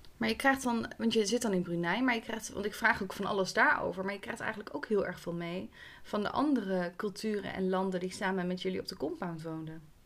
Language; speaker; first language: Dutch; native; Dutch